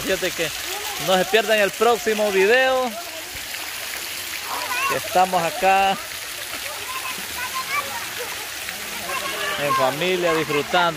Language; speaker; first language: Spanish; native; Spanish